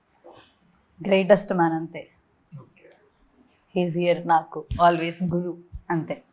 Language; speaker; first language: Telugu; non-native, learner; Malayalam